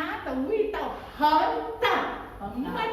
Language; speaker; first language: Chinese; early bilingual, heritage; Chinese